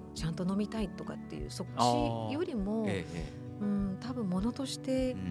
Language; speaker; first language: Japanese; early bilingual, heritage; English